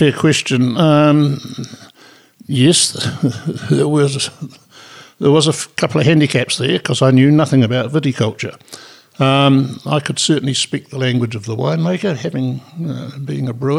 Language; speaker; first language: English; native; English